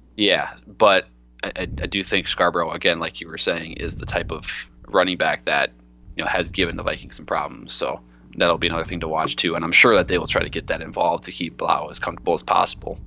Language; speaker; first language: English; native; English